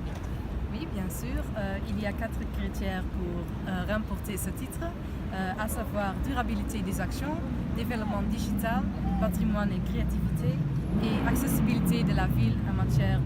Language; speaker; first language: French; non-native, learner; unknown